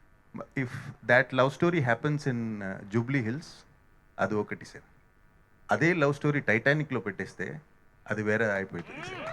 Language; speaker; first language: Telugu; non-native, learner; Hindi